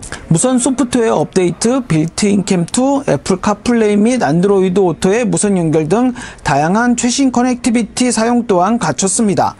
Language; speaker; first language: Korean; native; Korean